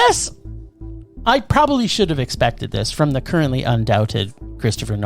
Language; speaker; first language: English; native; English